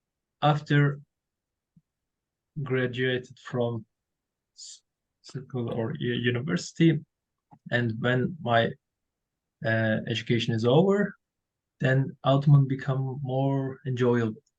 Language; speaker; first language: English; non-native, learner; Turkish